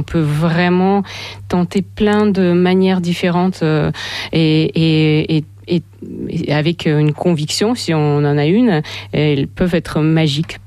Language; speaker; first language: French; non-native, fluent; Russian